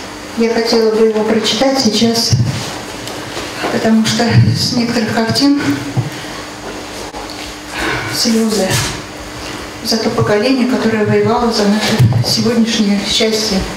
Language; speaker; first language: Russian; native; Russian